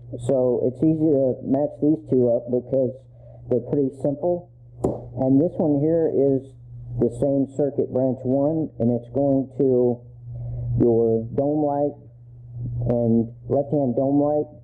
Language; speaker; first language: English; native; English